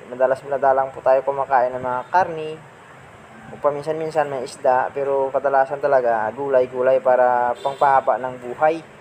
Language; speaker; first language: Filipino; non-native, local second language; Cebuano